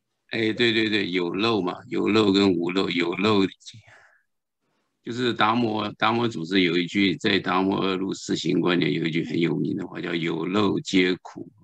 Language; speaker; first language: Chinese; native; Chinese